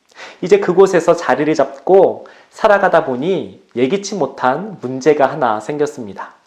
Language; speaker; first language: Korean; native; Korean